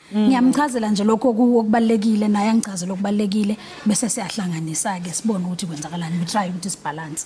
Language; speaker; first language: Zulu; non-native, local second language; Southern Sotho